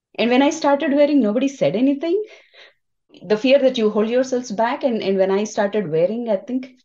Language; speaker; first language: English; non-native, local second language; Telugu